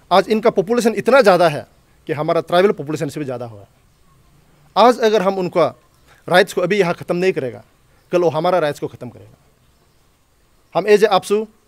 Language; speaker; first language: Hindi; non-native, local second language; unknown